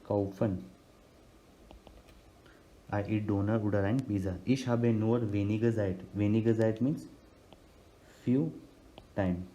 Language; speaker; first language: German; non-native, learner; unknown